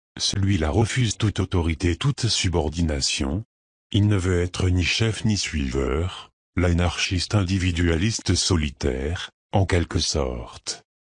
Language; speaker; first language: French; native; French